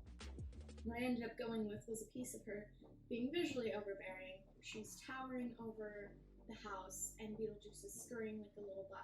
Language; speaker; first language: English; native; English